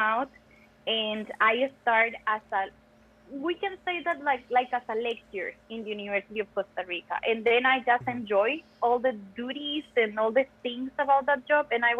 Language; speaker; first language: English; non-native, fluent; Spanish